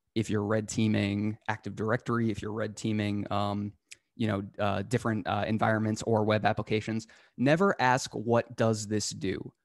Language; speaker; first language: English; native; English